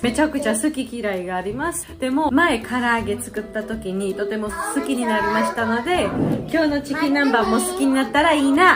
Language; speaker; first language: Japanese; non-native, fluent; Georgian